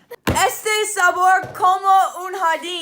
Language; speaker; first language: Spanish; non-native, learner; English